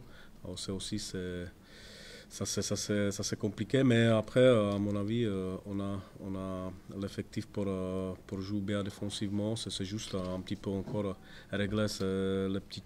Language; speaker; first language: French; non-native, fluent; Czech